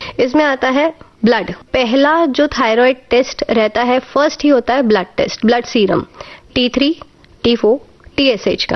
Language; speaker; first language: Hindi; non-native, local second language; Marathi